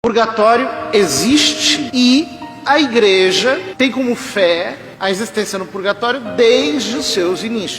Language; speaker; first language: Portuguese; native; Portuguese